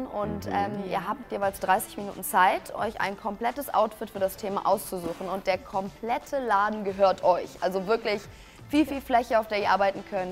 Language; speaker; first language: German; native; German